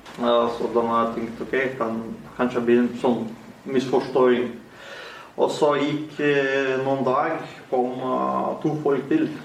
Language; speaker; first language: Norwegian; non-native, learner; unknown